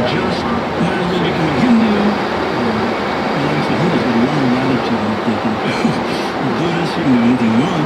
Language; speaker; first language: English; native; English